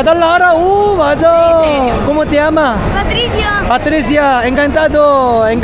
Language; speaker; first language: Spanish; non-native, learner; Korean